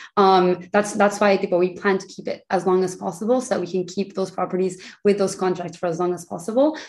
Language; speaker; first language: English; early bilingual, other home language; Spanish